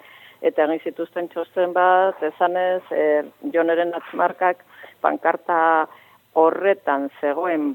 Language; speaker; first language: Basque; native; Basque